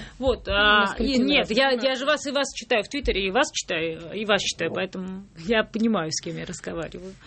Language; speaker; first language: Russian; non-native, local second language; Georgian